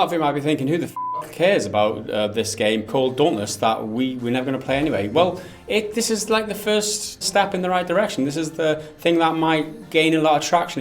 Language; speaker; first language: English; native; English